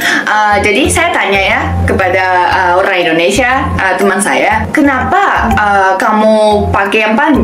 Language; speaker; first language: Indonesian; non-native, learner; Japanese